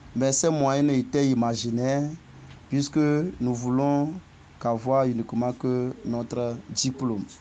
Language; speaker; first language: French; non-native, local second language; Ewe